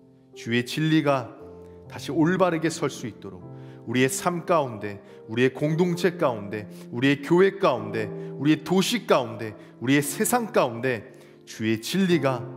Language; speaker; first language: Korean; native; Korean